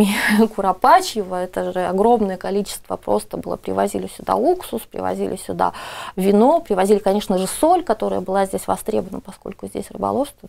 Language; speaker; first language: Russian; native; Russian